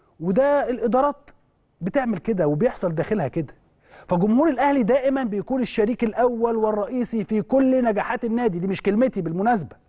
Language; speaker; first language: Arabic; native; Arabic